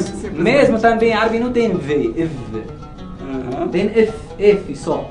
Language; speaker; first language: Portuguese; non-native, learner; Arabic